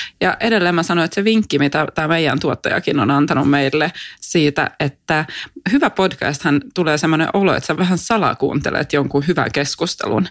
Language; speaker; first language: Finnish; non-native, local second language; Swedish